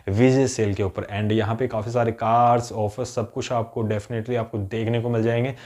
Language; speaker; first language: Hindi; native; Hindi